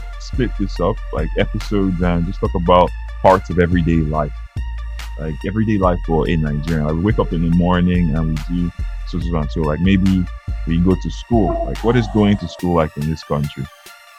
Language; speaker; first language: English; non-native, local second language; Yoruba